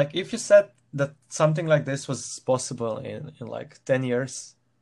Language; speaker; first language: English; non-native, fluent; Croatian